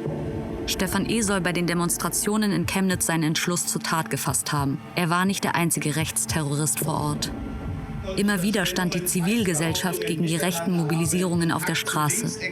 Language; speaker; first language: German; native; German